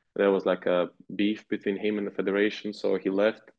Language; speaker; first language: English; non-native, fluent; Serbian